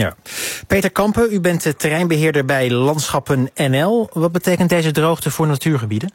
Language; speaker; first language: Dutch; native; Dutch